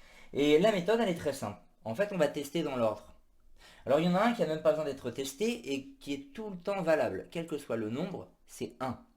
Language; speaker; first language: French; native; French